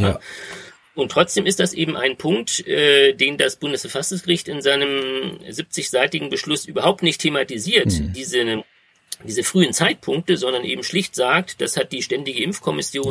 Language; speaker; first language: German; native; German